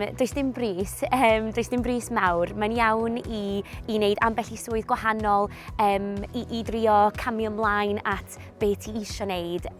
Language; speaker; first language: Welsh; non-native, local second language; English